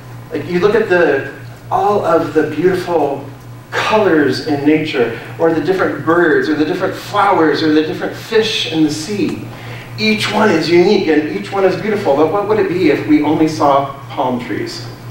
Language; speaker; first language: English; native; English